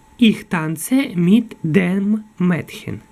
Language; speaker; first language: German; non-native, fluent; Ukrainian